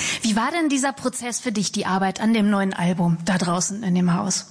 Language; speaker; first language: German; native; German